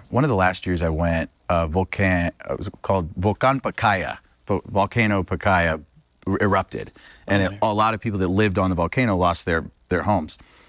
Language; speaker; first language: English; native; English